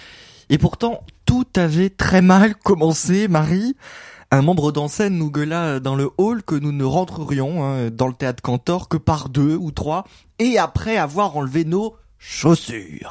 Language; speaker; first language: French; native; French